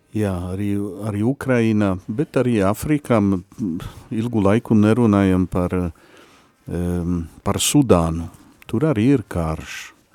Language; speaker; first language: Latvian; non-native, fluent; Polish